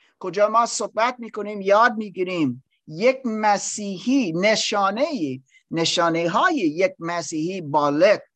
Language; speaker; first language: Persian; non-native, learner; English